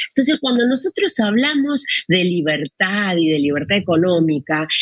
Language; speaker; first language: Spanish; native; Spanish